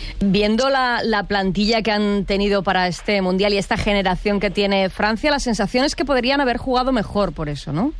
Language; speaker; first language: Spanish; native; Spanish